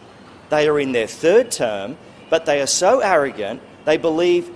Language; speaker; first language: English; native; English